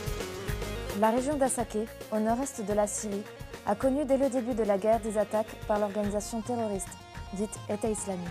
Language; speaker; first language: French; native; French